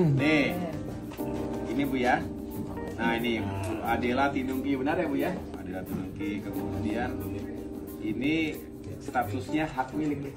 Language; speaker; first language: Indonesian; native; Indonesian